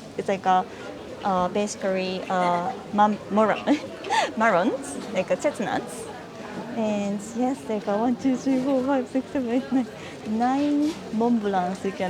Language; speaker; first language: English; non-native, fluent; Japanese